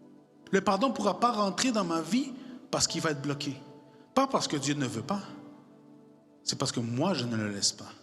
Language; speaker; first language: French; non-native, fluent; Spanish